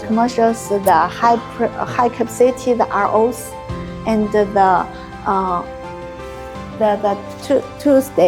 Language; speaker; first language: English; non-native, learner; Chinese